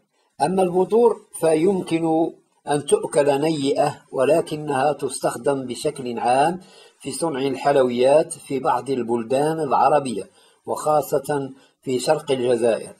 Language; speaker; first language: Arabic; native; Arabic